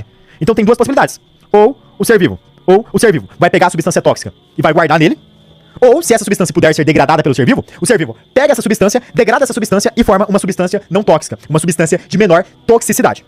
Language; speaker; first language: Portuguese; native; Portuguese